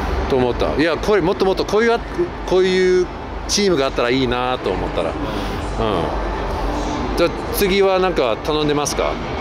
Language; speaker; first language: Japanese; non-native, fluent; English